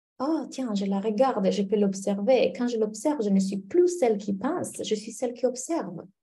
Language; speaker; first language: French; non-native, fluent; Italian